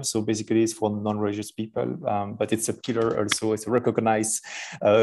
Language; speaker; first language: English; non-native, fluent; French